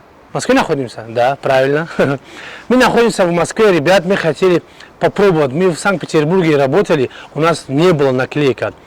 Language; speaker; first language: Russian; non-native, fluent; Tajik